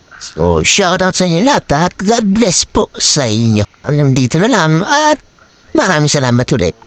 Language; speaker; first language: Filipino; native; Filipino